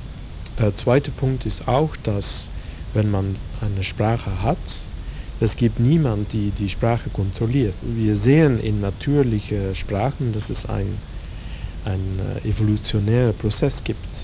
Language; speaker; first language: German; non-native, fluent; Dutch